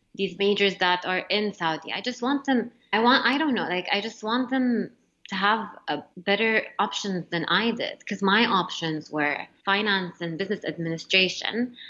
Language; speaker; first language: English; non-native, fluent; Arabic